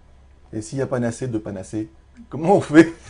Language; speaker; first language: French; native; French